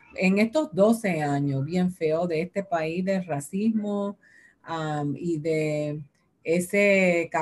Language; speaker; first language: Spanish; early bilingual, heritage; Spanish